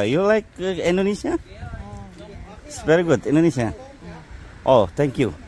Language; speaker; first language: English; non-native, learner; Indonesian